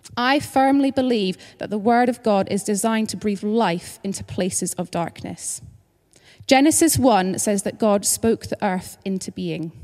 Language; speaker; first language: English; native; English